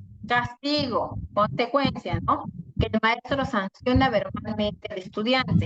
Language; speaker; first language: Spanish; native; Spanish